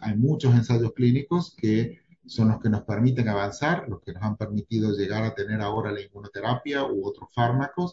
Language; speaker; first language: Spanish; native; Spanish